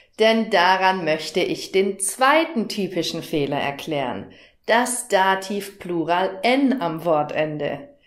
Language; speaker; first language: German; native; German